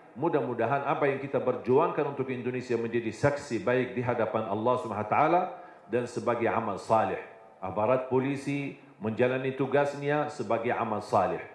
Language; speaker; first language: Indonesian; non-native, fluent; Arabic